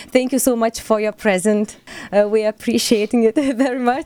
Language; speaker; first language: English; non-native, learner; Lithuanian